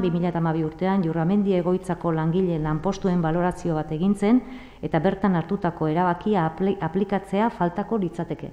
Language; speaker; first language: Basque; native; Basque